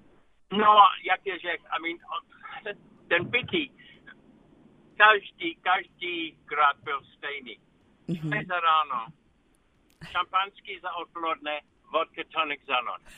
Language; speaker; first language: Czech; non-native, learner; English